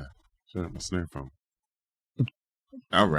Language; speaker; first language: English; native; English